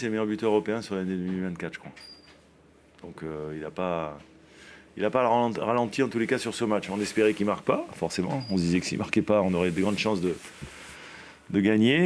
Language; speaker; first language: French; native; French